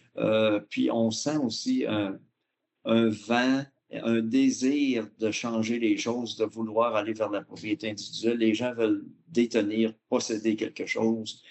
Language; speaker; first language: French; native; French